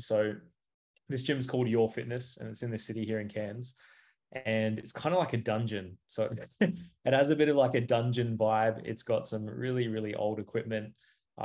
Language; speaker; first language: English; native; English